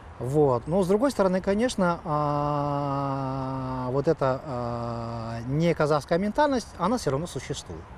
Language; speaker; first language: Russian; native; Russian